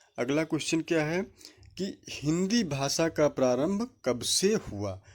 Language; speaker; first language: Hindi; native; Hindi